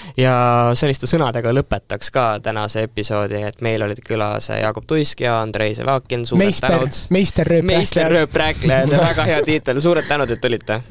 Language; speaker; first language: Estonian; native; Estonian